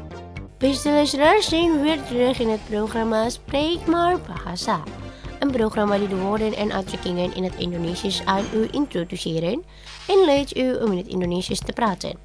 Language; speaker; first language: Dutch; non-native, learner; Indonesian